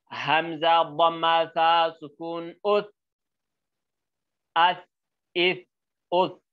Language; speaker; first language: Arabic; non-native, learner; Oromo